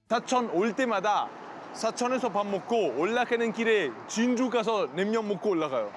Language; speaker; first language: Korean; non-native, fluent; Hindi